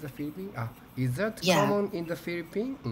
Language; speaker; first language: English; non-native, learner; Japanese